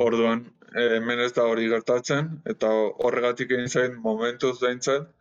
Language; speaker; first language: Basque; non-native, local second language; Spanish